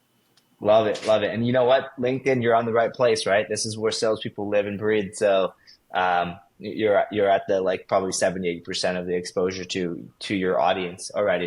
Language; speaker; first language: English; native; English